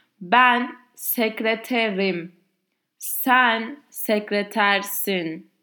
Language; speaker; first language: Turkish; non-native, learner; English